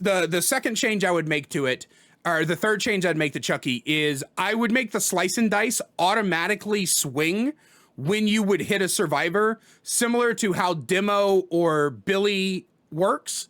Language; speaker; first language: English; native; English